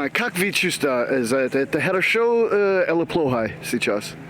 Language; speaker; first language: Russian; non-native, learner; English